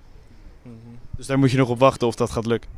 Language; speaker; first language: Dutch; native; Dutch